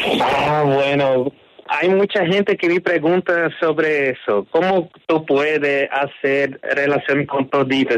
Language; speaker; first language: Spanish; non-native, learner; Portuguese